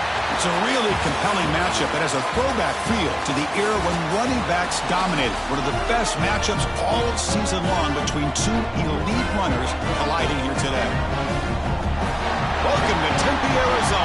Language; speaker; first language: English; native; English